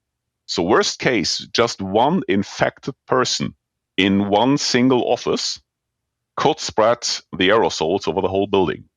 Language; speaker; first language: English; non-native, fluent; German